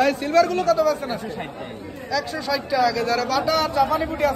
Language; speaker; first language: Bangla; native; Bangla